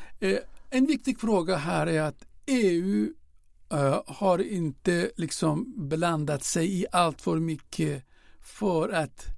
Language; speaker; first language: Swedish; non-native, fluent; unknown